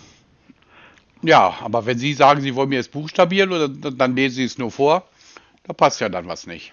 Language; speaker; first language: German; native; German